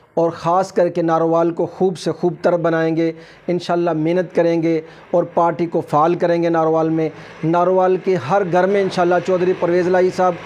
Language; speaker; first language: Urdu; non-native, local second language; Punjabi